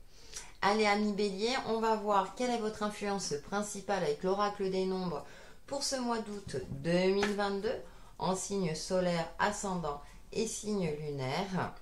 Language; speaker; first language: French; native; French